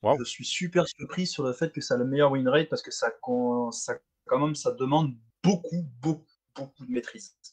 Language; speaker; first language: French; native; French